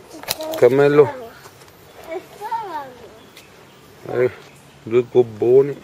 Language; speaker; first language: Italian; native; Italian